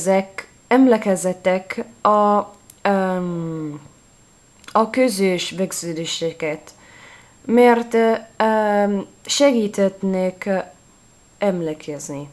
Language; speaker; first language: Hungarian; non-native, learner; Italian